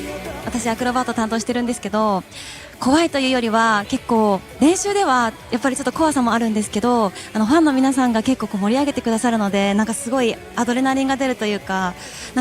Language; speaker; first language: Japanese; native; Japanese